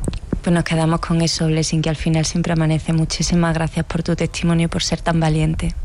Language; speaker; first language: Spanish; native; Spanish